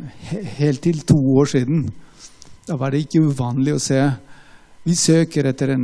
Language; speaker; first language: Norwegian; non-native, fluent; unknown